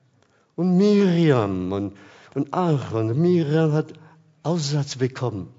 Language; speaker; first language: German; non-native, fluent; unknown